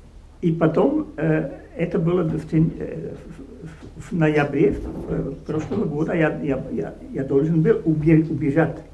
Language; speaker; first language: Russian; non-native, learner; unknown